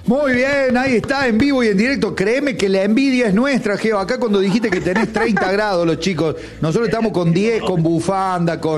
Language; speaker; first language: Spanish; native; Spanish